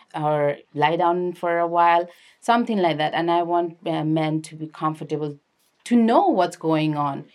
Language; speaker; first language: English; non-native, local second language; Nepali